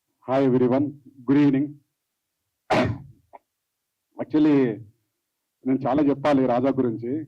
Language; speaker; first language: Telugu; native; Telugu